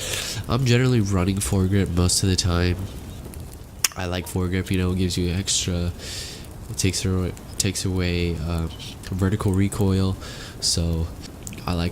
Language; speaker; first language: English; native; English